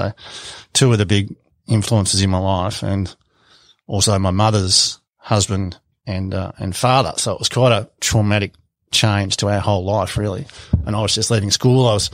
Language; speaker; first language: English; native; English